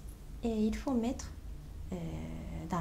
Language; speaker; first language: French; non-native, learner; Japanese